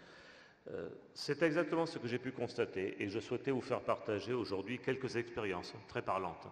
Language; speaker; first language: French; native; French